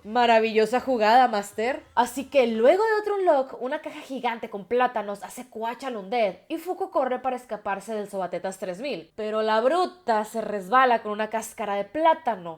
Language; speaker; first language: Spanish; native; Spanish